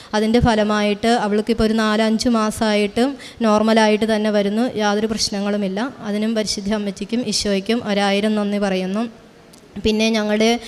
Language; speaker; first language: Malayalam; native; Malayalam